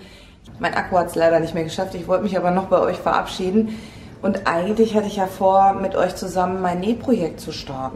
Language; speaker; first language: German; native; German